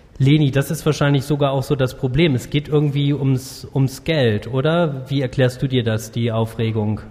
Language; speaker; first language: German; native; German